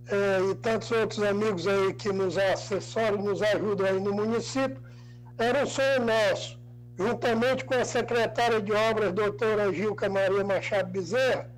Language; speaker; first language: Portuguese; native; Portuguese